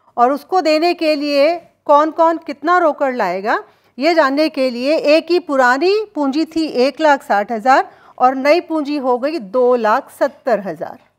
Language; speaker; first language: Hindi; native; Hindi